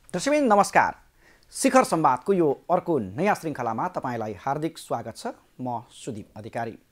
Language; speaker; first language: Nepali; native; Nepali